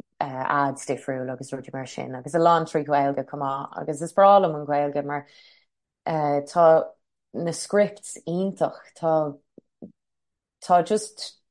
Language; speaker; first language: Irish; non-native, local second language; English